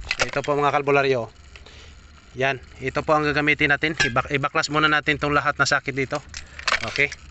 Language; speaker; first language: Filipino; non-native, local second language; Cebuano